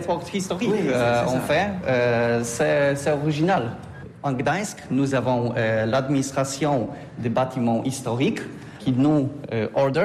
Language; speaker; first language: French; non-native, learner; Polish